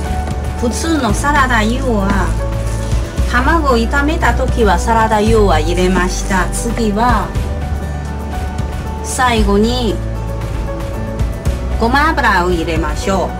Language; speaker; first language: Japanese; non-native, learner; Chinese